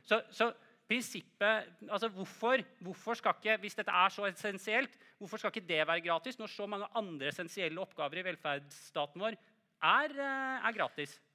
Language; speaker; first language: Norwegian; native; Norwegian